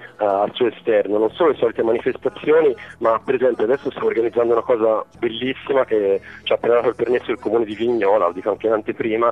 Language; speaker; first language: Italian; native; Italian